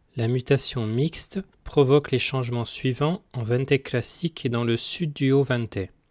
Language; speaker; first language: French; native; French